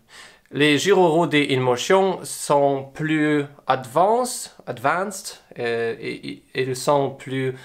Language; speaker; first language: French; non-native, learner; English